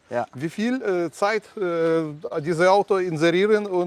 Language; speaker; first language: German; non-native, learner; Ukrainian